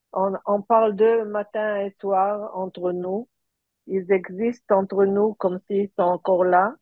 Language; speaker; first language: French; early bilingual, heritage; French